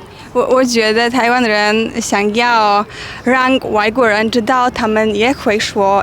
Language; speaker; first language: Chinese; non-native, learner; Polish